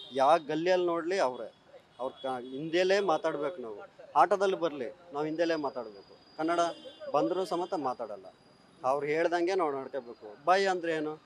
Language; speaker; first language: Kannada; native; Kannada